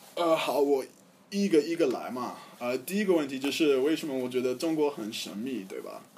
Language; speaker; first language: Chinese; non-native, fluent; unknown